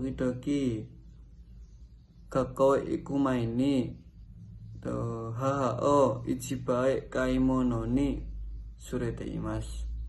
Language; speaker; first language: Japanese; non-native, learner; Indonesian